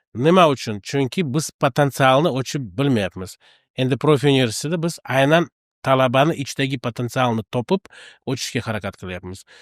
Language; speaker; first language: Uzbek; non-native, local second language; Russian